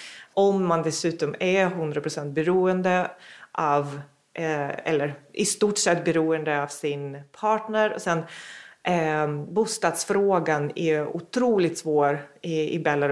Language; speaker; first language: Swedish; non-native, fluent; Russian